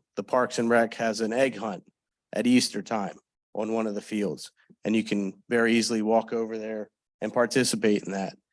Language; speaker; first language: English; native; English